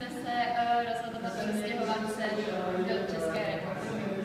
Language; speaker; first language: Czech; native; Czech